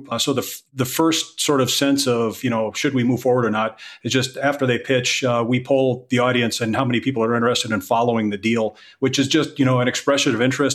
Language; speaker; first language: English; native; English